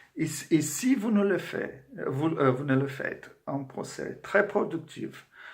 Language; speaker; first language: French; non-native, fluent; Portuguese